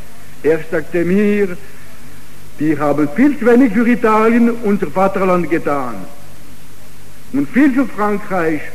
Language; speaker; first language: German; non-native, fluent; Italian